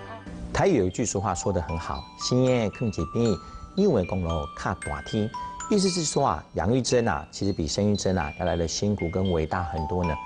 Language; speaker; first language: Chinese; native; Chinese